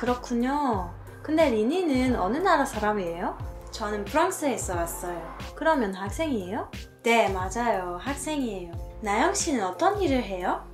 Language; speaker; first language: Korean; non-native, fluent; French